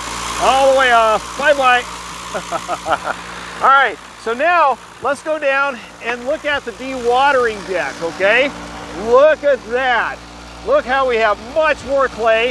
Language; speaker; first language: English; native; English